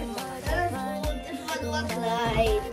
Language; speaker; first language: German; early bilingual, other home language; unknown